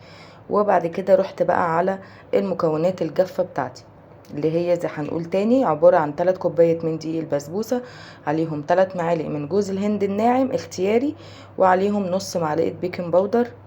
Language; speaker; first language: Arabic; native; Arabic